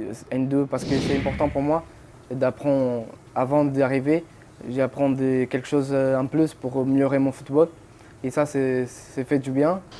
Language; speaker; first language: French; non-native, fluent; Portuguese